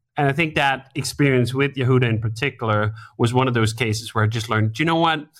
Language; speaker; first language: English; non-native, fluent; Danish